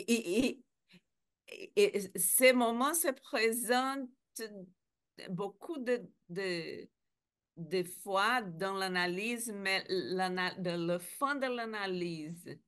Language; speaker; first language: French; non-native, learner; Spanish